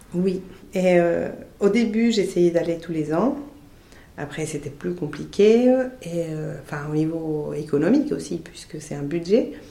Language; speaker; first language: French; non-native, fluent; Spanish